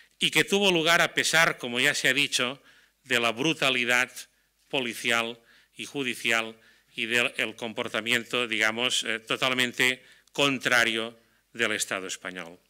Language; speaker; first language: Spanish; non-native, local second language; Catalan